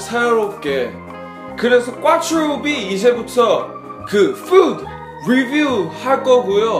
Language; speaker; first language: Korean; non-native, fluent; English